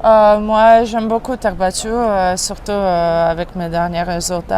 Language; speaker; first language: French; non-native, fluent; Russian